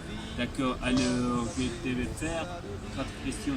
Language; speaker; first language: French; non-native, learner; Spanish